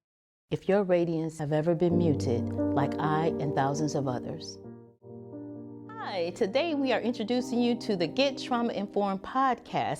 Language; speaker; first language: English; native; English